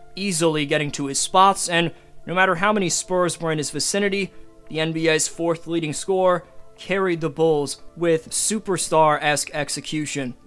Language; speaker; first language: English; native; English